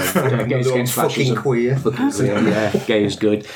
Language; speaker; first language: English; native; English